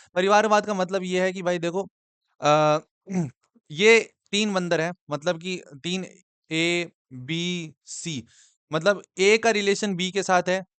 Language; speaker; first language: Hindi; native; Hindi